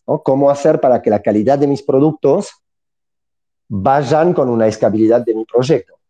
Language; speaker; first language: Spanish; non-native, fluent; French